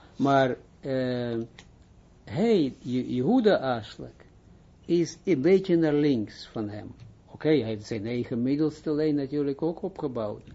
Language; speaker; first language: Dutch; non-native, fluent; Hebrew